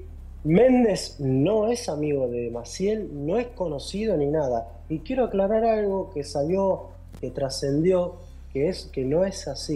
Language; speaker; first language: Spanish; native; Spanish